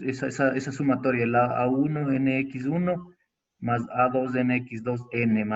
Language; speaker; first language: Spanish; native; Spanish